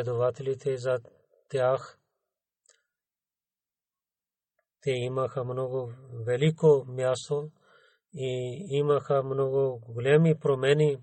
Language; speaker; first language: Bulgarian; non-native, learner; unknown